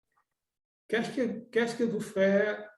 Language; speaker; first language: French; non-native, learner; Portuguese